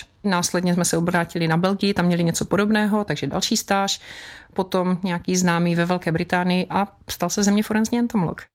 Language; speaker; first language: Czech; native; Czech